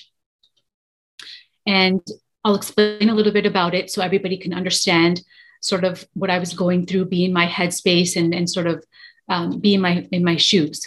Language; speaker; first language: English; native; English